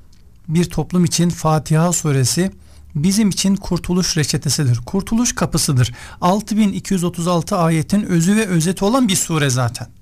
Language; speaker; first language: Turkish; native; Turkish